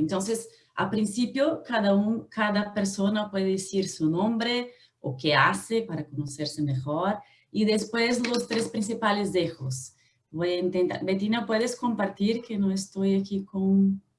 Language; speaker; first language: Spanish; non-native, learner; Portuguese